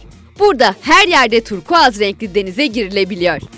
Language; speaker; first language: Turkish; native; Turkish